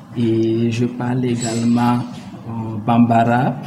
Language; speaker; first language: French; non-native, local second language; Mossi